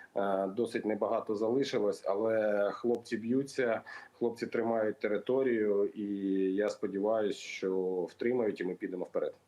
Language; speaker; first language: Ukrainian; non-native, local second language; Russian